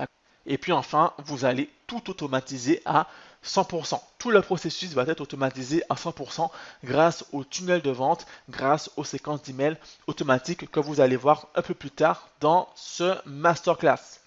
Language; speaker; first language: French; native; French